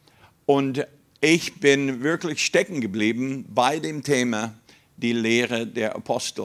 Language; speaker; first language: German; non-native, fluent; English